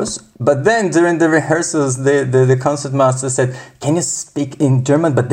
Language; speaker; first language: English; non-native, fluent; Portuguese